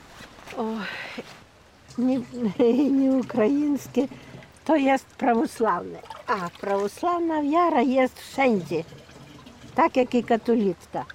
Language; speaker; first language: Polish; non-native, local second language; Ukrainian